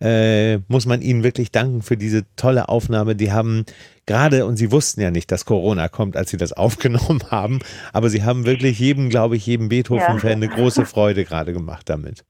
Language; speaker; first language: German; native; German